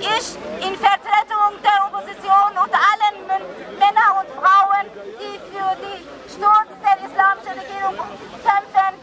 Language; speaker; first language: German; non-native, learner; Persian